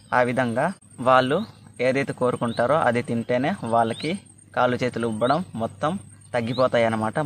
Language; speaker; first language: Telugu; non-native, local second language; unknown